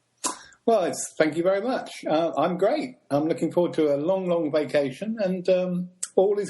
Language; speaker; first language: English; native; English